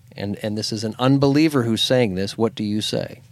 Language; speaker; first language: English; native; English